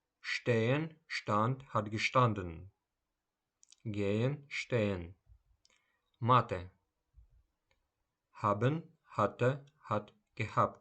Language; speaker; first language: German; non-native, fluent; Ukrainian